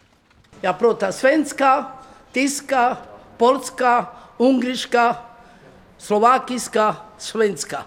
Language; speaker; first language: Swedish; non-native, learner; Romany